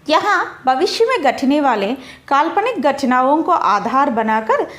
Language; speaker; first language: Hindi; non-native, local second language; Telugu